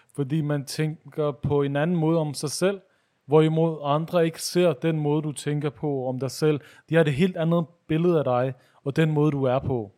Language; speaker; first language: Danish; early bilingual, other home language; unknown